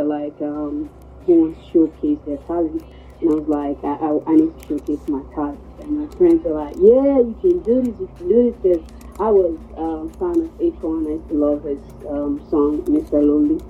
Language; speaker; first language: English; non-native, local second language; Krio